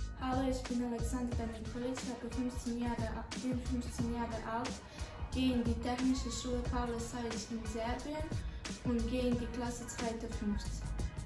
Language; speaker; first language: German; non-native, learner; Serbian